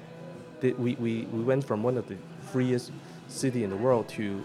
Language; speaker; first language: English; non-native, local second language; Cantonese